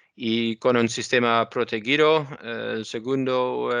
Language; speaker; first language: Spanish; non-native, learner; Dutch